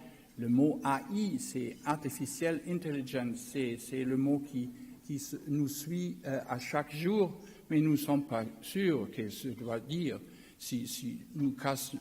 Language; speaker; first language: French; non-native, learner; German